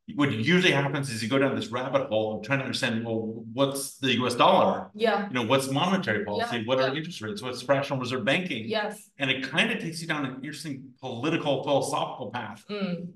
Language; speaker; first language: English; native; English